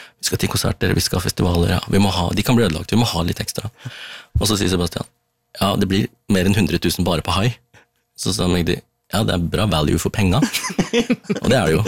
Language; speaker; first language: Norwegian; early bilingual, other home language; Tamil